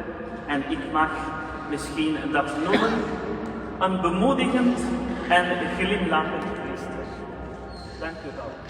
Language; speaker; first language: Dutch; non-native, fluent; Urdu